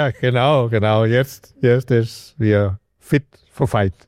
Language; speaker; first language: German; non-native, learner; Danish